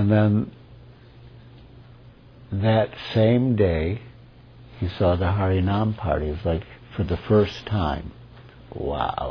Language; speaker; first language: English; native; English